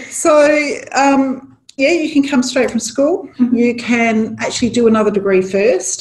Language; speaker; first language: English; native; English